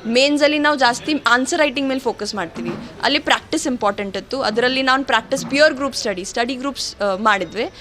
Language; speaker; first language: Kannada; native; Kannada